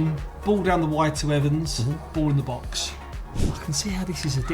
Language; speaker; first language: English; native; English